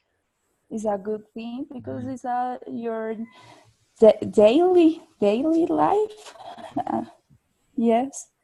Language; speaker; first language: English; non-native, learner; Spanish